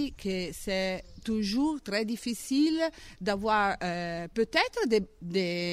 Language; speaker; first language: French; non-native, learner; Italian